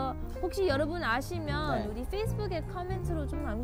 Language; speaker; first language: Korean; early bilingual, heritage; English